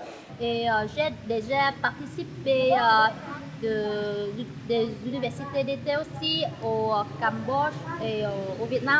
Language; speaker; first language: French; non-native, learner; Vietnamese